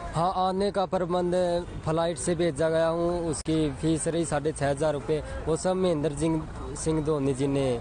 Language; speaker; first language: Hindi; native; Hindi